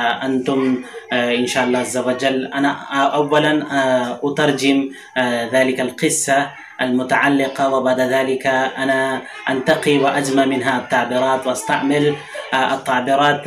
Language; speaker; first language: Arabic; non-native, fluent; Urdu